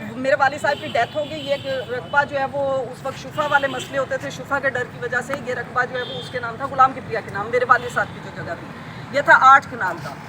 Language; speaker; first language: Urdu; non-native, local second language; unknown